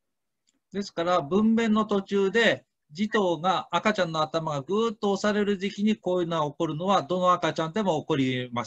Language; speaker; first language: Japanese; native; Japanese